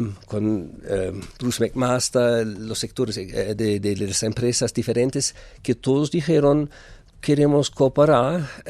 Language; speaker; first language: Spanish; non-native, fluent; German